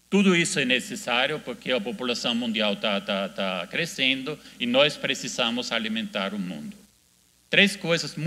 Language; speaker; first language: Portuguese; non-native, fluent; German